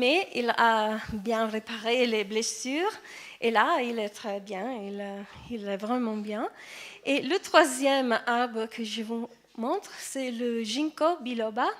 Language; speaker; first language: French; non-native, fluent; Italian